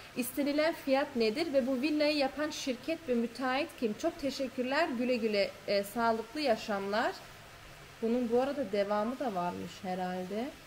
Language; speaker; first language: Turkish; early bilingual, heritage; Turkish